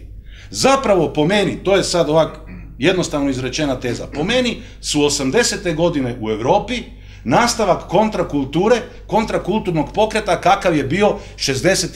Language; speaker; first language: Croatian; native; Croatian